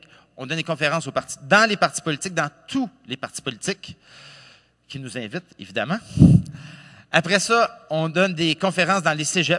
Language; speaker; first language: French; native; French